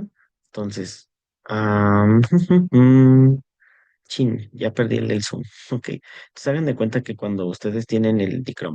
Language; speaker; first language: Spanish; native; Spanish